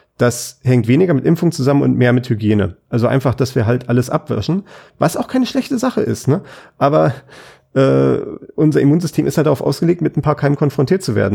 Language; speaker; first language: German; native; German